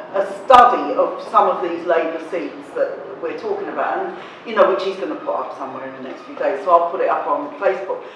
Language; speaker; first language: English; native; English